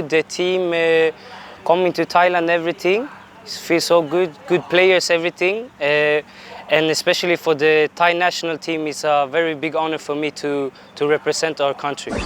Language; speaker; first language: English; non-native, fluent; Swedish